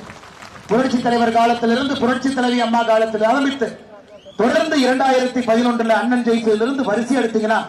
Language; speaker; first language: Tamil; native; Tamil